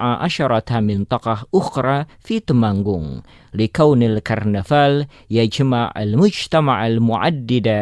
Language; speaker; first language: Arabic; non-native, fluent; Indonesian